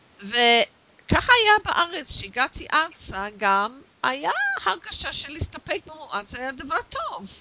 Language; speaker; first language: Hebrew; non-native, fluent; English